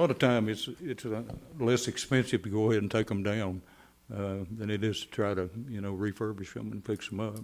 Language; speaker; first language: English; native; English